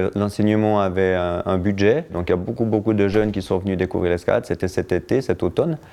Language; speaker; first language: French; native; French